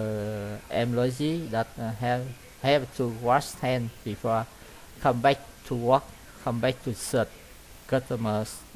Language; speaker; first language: English; non-native, learner; Vietnamese